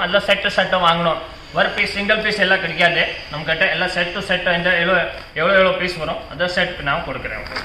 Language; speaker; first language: Tamil; non-native, learner; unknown